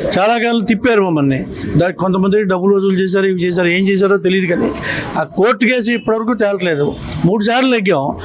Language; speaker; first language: Telugu; native; Telugu